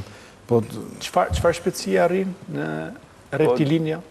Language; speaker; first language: Albanian; native; Albanian